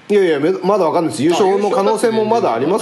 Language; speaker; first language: Japanese; native; Japanese